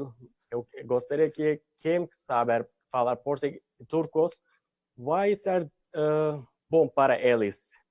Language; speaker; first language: Portuguese; non-native, learner; Turkish